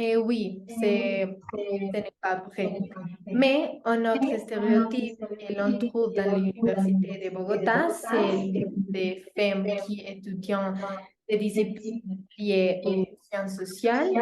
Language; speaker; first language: French; non-native, learner; Spanish